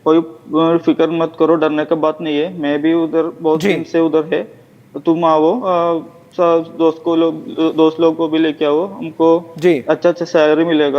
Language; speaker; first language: Hindi; non-native, local second language; Malayalam